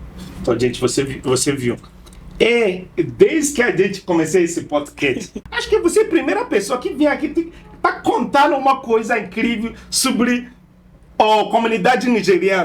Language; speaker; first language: Portuguese; non-native, fluent; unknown